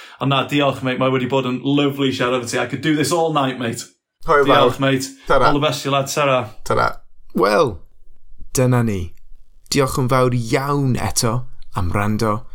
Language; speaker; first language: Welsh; non-native, local second language; English